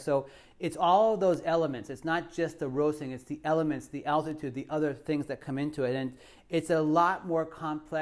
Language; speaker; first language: English; native; English